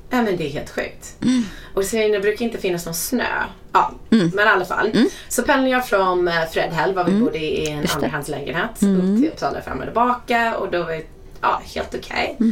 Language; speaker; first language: Swedish; non-native, fluent; English